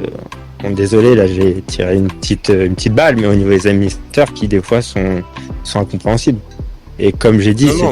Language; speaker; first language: French; native; French